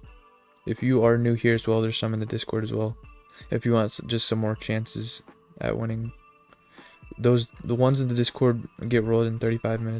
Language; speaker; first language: English; native; English